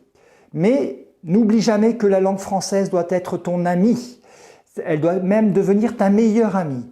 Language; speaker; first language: French; native; French